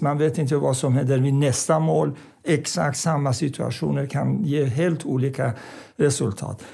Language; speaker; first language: Swedish; non-native, fluent; Persian